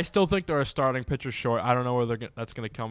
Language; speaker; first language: English; native; English